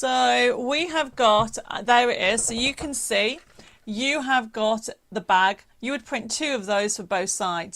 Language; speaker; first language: English; native; English